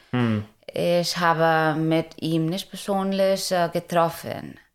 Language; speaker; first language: German; non-native, learner; Hindi